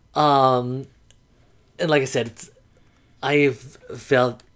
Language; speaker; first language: English; non-native, fluent; Burmese